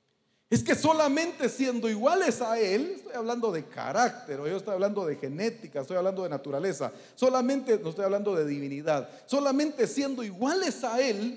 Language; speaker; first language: Spanish; native; Spanish